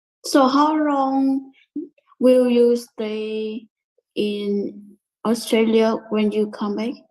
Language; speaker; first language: English; non-native, learner; Vietnamese